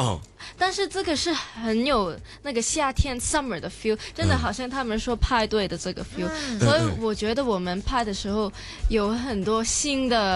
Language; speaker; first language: Chinese; non-native, local second language; Cantonese